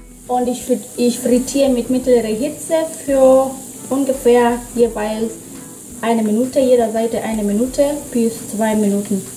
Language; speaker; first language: German; non-native, fluent; Swahili